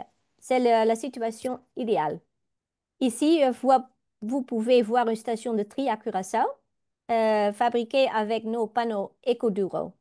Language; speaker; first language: French; non-native, learner; Dutch